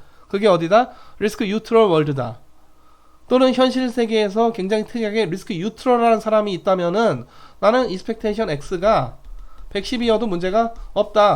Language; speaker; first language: Korean; native; Korean